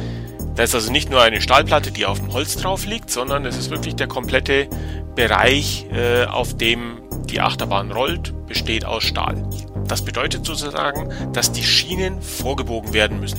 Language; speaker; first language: German; native; German